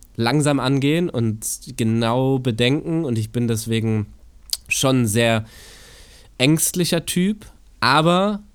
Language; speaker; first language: German; native; German